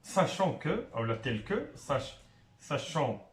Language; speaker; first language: French; non-native, local second language; Arabic